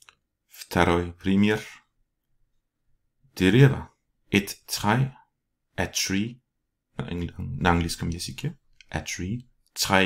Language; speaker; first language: Russian; non-native, learner; Danish